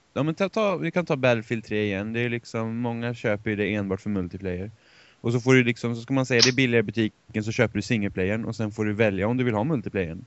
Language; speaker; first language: Swedish; native; Swedish